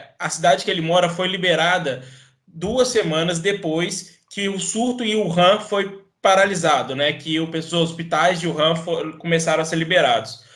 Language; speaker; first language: Portuguese; native; Portuguese